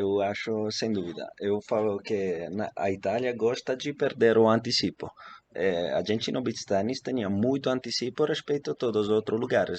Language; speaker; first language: Portuguese; non-native, fluent; Italian